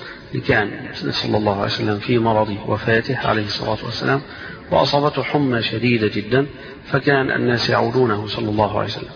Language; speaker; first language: Arabic; native; Arabic